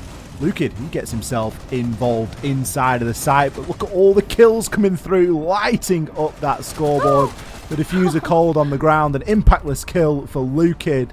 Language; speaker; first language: English; native; English